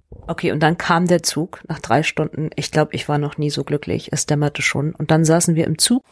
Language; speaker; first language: German; native; German